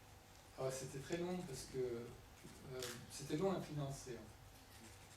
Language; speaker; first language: French; non-native, fluent; Persian